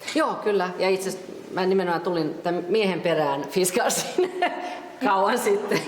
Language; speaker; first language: Finnish; non-native, fluent; Japanese